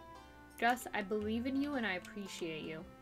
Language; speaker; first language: English; native; English